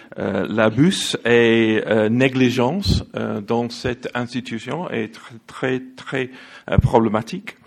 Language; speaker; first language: French; non-native, learner; English